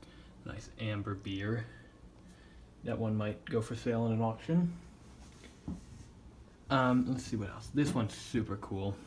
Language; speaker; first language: English; native; English